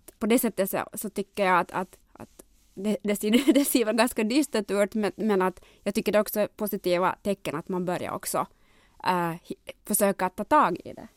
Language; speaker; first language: Swedish; native; Swedish